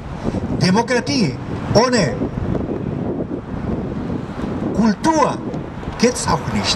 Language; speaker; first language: German; non-native, fluent; Spanish